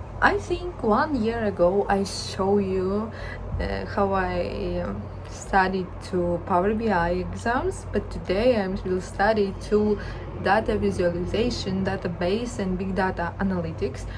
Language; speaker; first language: English; non-native, learner; Ukrainian